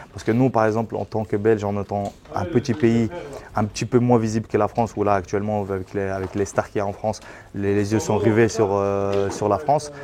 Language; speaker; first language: French; native; French